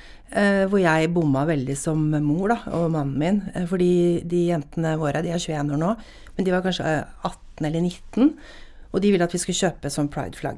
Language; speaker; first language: Norwegian; native; Norwegian